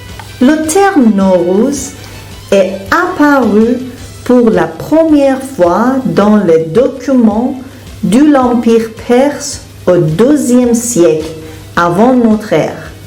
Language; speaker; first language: French; non-native, fluent; Persian